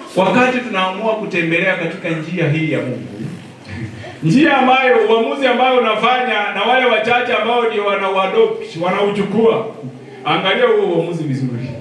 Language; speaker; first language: Swahili; non-native, local second language; Luyia